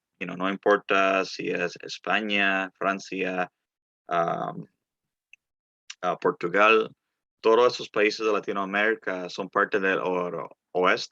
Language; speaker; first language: Spanish; early bilingual, heritage; Spanish